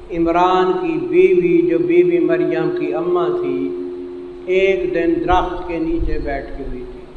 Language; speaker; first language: Urdu; non-native, local second language; Saraiki